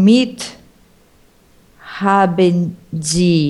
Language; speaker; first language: German; non-native, learner; Spanish